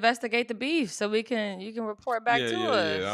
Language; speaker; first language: English; native; English